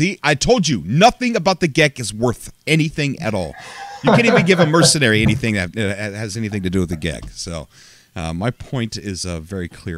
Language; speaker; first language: English; native; English